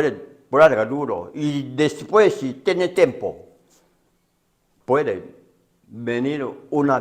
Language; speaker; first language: Spanish; non-native, learner; Chinese